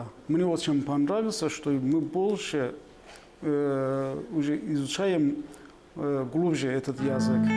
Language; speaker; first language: Russian; non-native, fluent; Azerbaijani